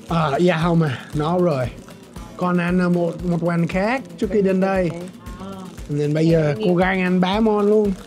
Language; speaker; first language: Vietnamese; non-native, learner; English